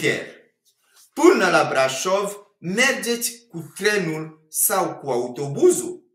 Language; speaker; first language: Romanian; non-native, fluent; French